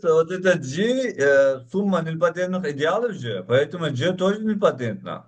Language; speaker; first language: Russian; non-native, local second language; Uzbek